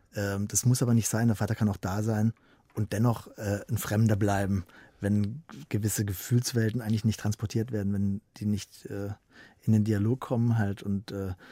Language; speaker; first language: German; native; German